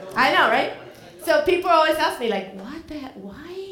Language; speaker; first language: English; non-native, fluent; Spanish